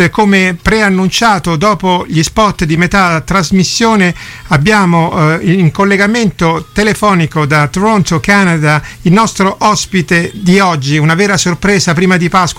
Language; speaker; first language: Italian; native; Italian